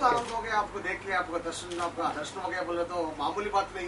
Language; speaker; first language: Hindi; non-native, local second language; Telugu